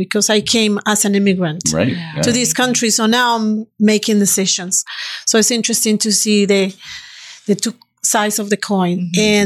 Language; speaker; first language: English; non-native, fluent; Spanish